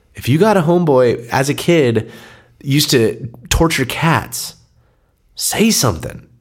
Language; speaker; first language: English; native; English